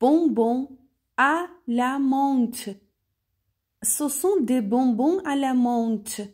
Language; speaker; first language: French; non-native, fluent; Persian